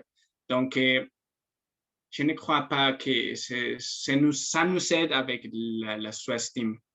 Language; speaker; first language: French; non-native, fluent; Spanish